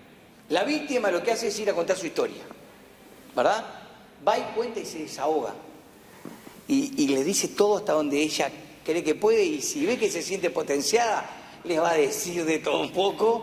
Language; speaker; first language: Spanish; native; Spanish